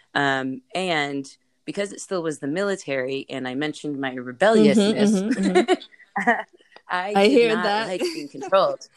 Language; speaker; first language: English; native; English